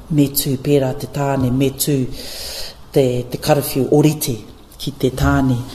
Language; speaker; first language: Māori; non-native, local second language; English